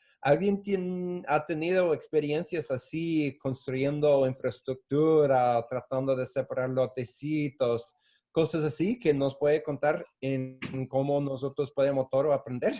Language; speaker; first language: Spanish; non-native, fluent; English